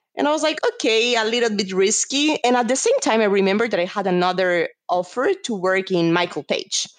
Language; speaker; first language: English; non-native, fluent; Spanish